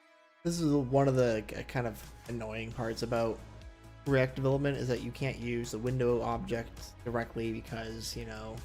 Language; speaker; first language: English; native; English